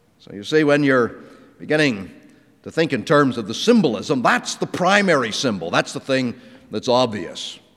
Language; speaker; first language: English; native; English